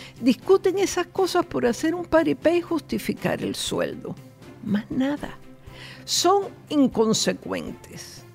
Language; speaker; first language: Spanish; native; Spanish